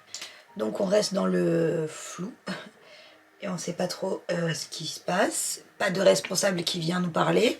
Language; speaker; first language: French; native; French